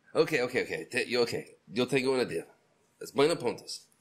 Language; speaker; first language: Spanish; non-native, learner; English